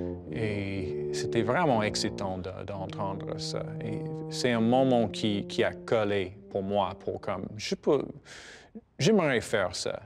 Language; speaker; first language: French; non-native, fluent; English